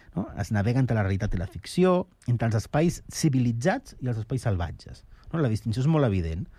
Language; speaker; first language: Catalan; native; Catalan